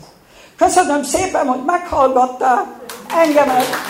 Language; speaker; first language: Hungarian; early bilingual, heritage; Hungarian